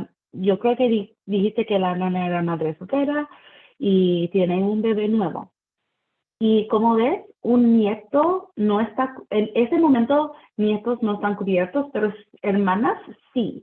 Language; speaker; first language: Spanish; early bilingual, heritage; Spanish